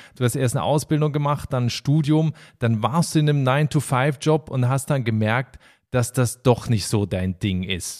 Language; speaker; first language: German; native; German